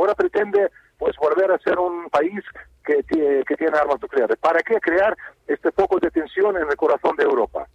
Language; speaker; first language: Spanish; non-native, fluent; Russian